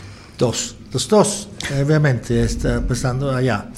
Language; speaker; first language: Spanish; non-native, learner; English